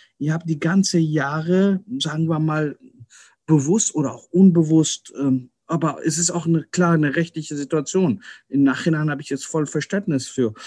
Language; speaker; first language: German; early bilingual, other home language; Persian